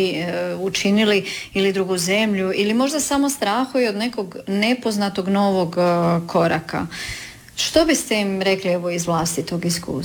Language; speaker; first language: Serbian; native; Serbian